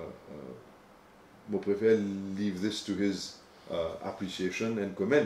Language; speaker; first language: English; non-native, local second language; Morisyen